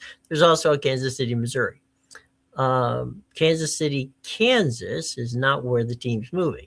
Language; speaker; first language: English; native; English